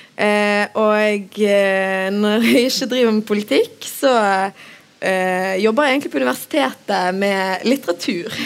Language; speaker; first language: Norwegian; native; Norwegian